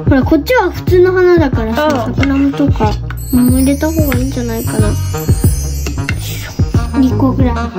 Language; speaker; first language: Japanese; native; Japanese